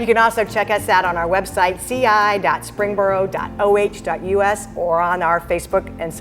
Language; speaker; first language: English; native; English